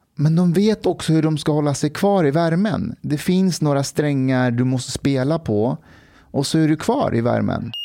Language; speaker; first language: Swedish; early bilingual, other home language; Persian